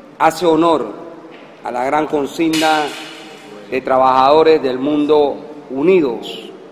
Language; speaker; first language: Spanish; native; Spanish